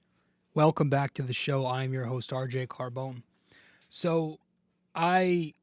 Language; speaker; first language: English; native; English